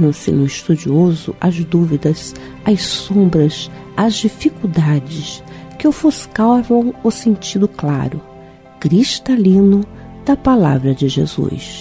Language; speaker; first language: Portuguese; native; Portuguese